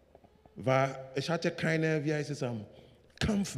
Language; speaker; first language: German; non-native, learner; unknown